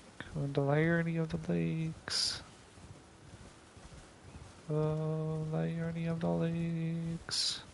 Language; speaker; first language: English; native; English